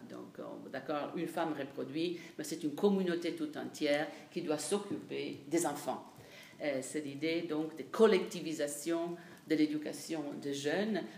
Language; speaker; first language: French; non-native, fluent; Italian